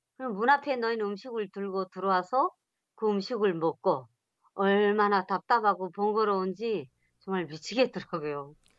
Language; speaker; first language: Korean; native; Korean